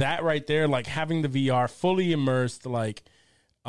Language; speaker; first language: English; early bilingual, other home language; Spanish